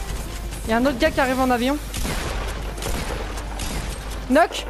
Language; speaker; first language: French; native; French